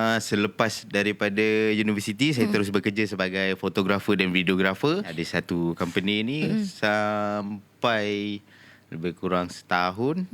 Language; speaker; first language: Malay; native; Malay